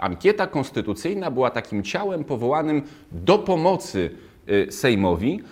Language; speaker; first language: Polish; native; Polish